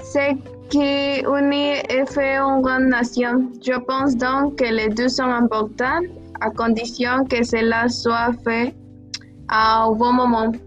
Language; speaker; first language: French; non-native, learner; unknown